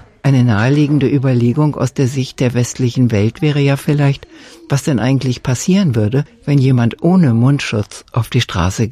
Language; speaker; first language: German; native; German